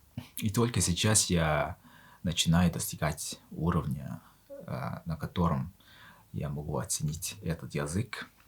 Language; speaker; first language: Russian; non-native, fluent; Mongolian